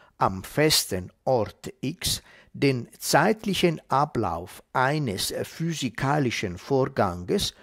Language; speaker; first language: German; non-native, fluent; Italian